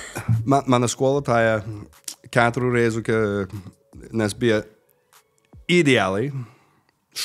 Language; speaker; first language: Latvian; non-native, learner; English